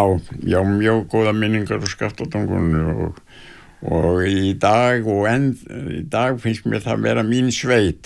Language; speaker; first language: Icelandic; native; Icelandic